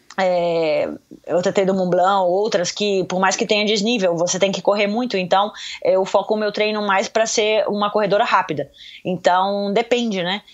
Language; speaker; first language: Portuguese; native; Portuguese